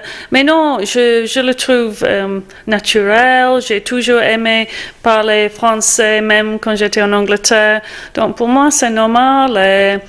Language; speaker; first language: French; non-native, fluent; English